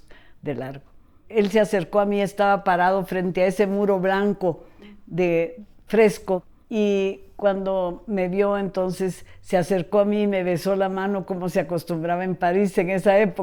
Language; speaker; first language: Spanish; native; Spanish